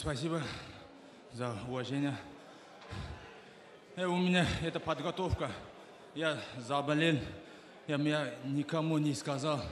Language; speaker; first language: Russian; non-native, local second language; Kyrgyz